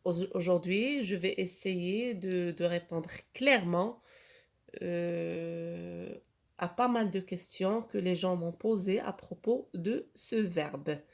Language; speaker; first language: French; non-native, local second language; Arabic